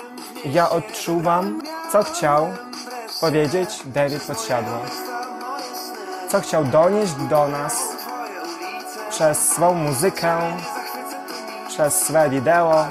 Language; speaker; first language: Polish; non-native, learner; Ukrainian